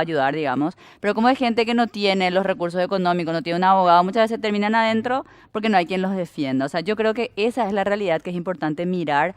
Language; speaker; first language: Spanish; native; Spanish